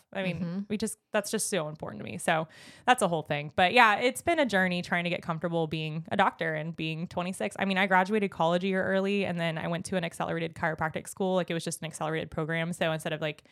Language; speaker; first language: English; native; English